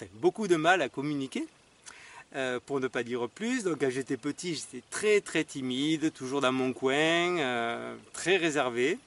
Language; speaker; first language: French; native; French